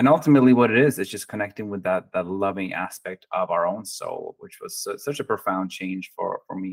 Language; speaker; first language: English; non-native, fluent; Norwegian